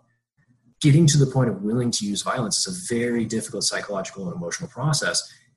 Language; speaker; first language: English; native; English